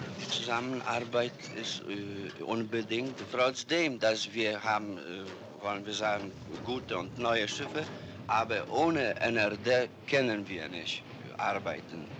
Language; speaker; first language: German; non-native, learner; Polish